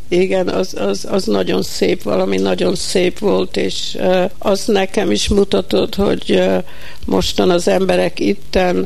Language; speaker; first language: Hungarian; early bilingual, heritage; Hungarian